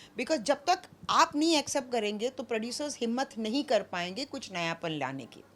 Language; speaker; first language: Hindi; non-native, local second language; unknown